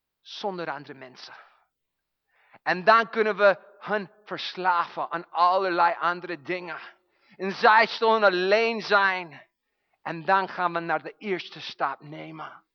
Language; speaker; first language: Dutch; non-native, fluent; English